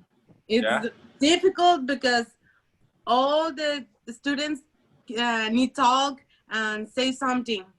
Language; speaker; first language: English; non-native, learner; Spanish